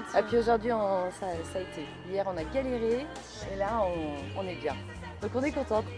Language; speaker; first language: French; native; French